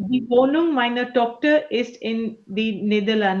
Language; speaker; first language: German; non-native, learner; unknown